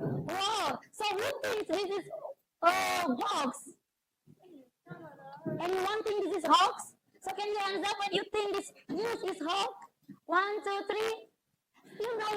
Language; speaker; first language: English; non-native, local second language; Indonesian